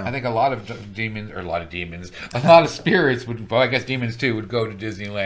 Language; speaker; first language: English; native; English